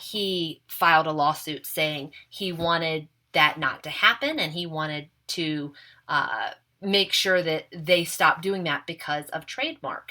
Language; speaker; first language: English; native; English